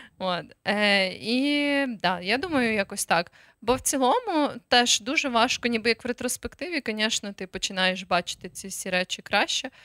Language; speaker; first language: Ukrainian; native; Ukrainian